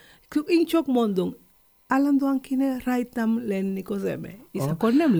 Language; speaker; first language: Hungarian; non-native, fluent; Spanish